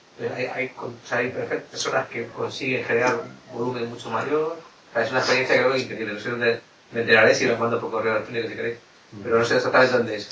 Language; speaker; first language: Spanish; native; Spanish